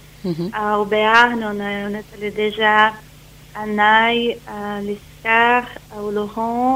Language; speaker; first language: French; non-native, fluent; Portuguese